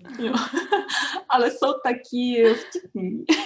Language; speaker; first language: Czech; non-native, learner; Romanian